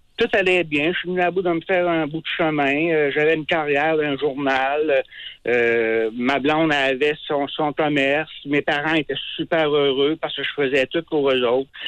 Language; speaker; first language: French; native; French